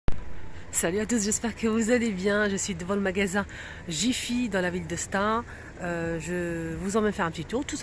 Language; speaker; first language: French; native; French